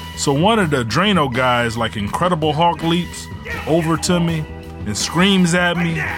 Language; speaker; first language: English; native; English